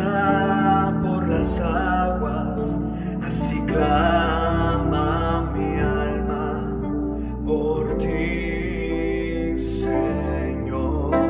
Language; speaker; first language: Spanish; native; Spanish